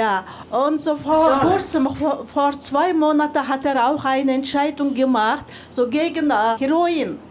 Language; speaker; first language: German; non-native, fluent; Mongolian